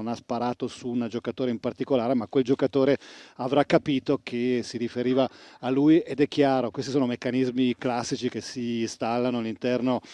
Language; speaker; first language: Italian; native; Italian